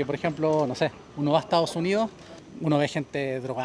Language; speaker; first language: Spanish; native; Spanish